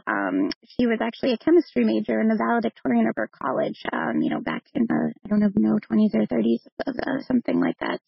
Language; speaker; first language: English; native; English